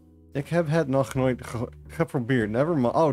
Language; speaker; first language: Dutch; non-native, learner; English